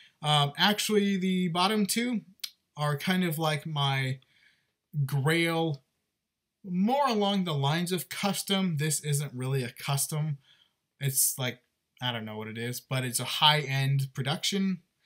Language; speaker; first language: English; native; English